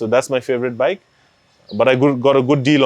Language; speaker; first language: English; non-native, local second language; Nepali